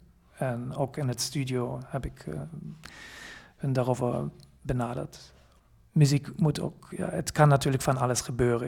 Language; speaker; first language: Dutch; non-native, fluent; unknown